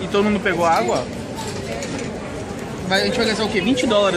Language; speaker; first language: Portuguese; native; Portuguese